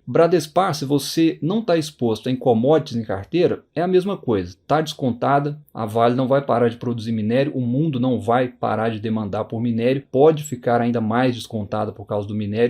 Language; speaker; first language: Portuguese; native; Portuguese